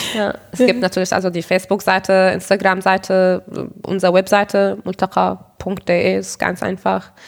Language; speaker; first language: German; non-native, fluent; Arabic